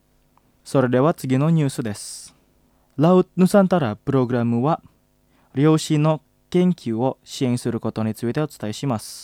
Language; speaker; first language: Japanese; non-native, fluent; Indonesian